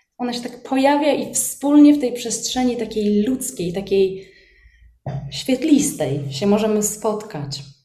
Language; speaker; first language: Polish; native; Polish